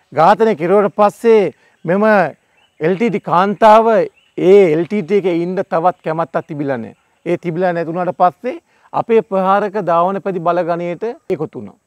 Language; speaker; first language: Sinhala; native; Sinhala